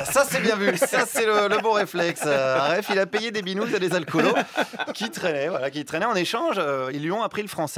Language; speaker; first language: French; native; French